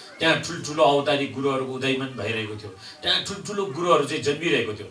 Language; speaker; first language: Nepali; non-native, local second language; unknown